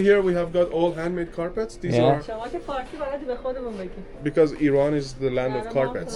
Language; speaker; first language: English; non-native, fluent; Persian